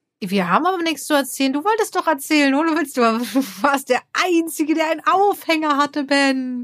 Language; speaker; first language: German; native; German